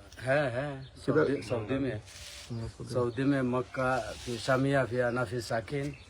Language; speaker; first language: Hindi; non-native, learner; Bangla